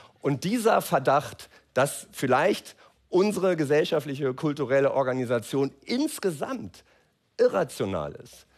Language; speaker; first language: German; native; German